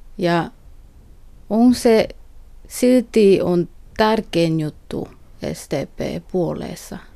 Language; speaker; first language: Finnish; non-native, learner; Korean